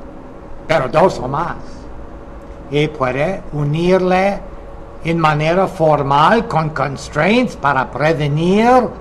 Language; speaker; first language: Spanish; non-native, fluent; English